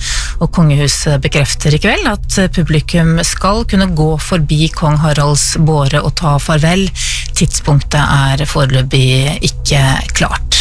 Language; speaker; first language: Norwegian; native; Norwegian